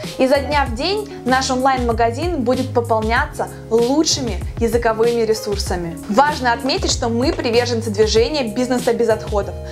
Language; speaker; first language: Russian; native; Russian